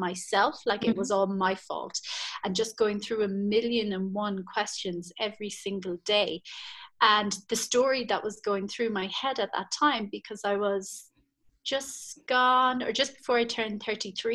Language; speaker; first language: English; native; English